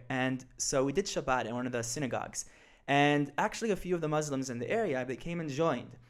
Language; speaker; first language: English; early bilingual, other home language; Hebrew